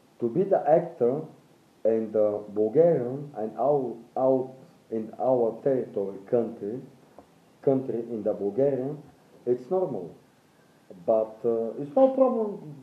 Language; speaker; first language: English; non-native, learner; Bulgarian